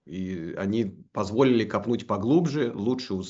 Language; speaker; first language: Russian; native; Russian